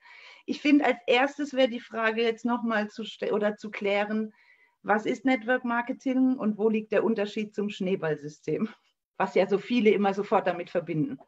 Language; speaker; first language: German; native; German